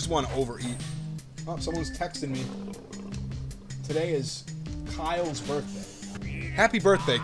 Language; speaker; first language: English; native; English